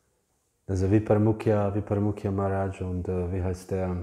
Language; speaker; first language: German; non-native, fluent; English